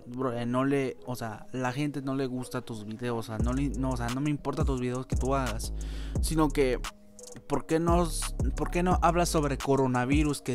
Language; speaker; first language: Spanish; native; Spanish